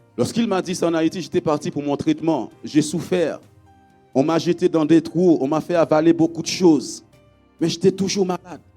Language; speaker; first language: French; non-native, local second language; Haitian Creole